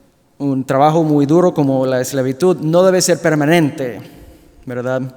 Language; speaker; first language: Spanish; non-native, fluent; English